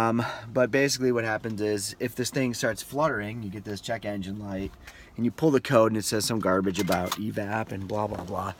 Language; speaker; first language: English; native; English